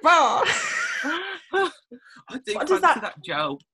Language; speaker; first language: English; native; English